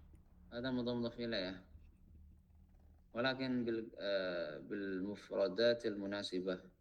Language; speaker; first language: Arabic; non-native, fluent; Indonesian